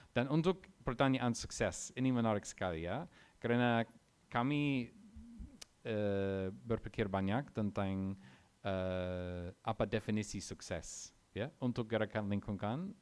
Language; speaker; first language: Indonesian; non-native, learner; English